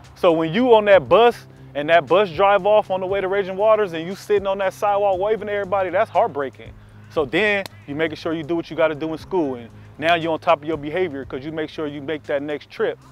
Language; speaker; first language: English; native; English